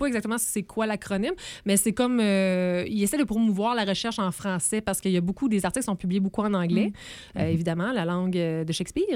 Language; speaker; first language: French; native; French